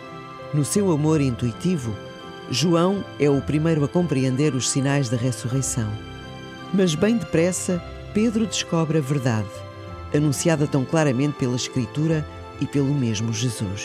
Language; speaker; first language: Portuguese; native; Portuguese